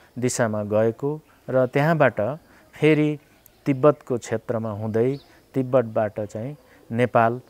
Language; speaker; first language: Nepali; native; Nepali